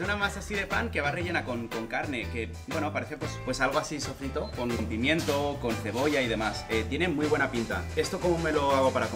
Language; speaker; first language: Spanish; native; Spanish